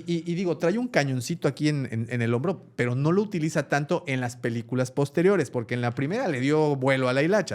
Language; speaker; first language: Spanish; native; Spanish